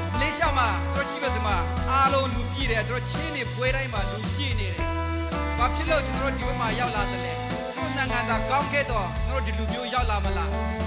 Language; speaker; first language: Burmese; non-native, local second language; Hakha Chin